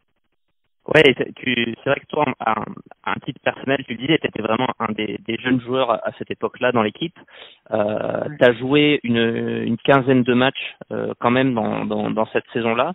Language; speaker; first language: French; native; French